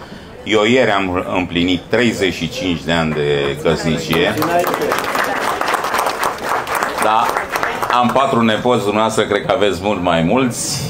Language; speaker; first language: Romanian; native; Romanian